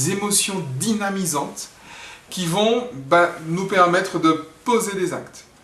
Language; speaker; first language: French; native; French